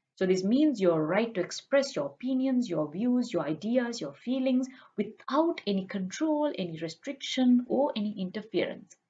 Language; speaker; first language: English; non-native, local second language; Sinhala